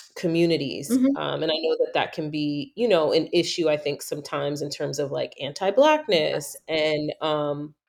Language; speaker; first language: English; native; English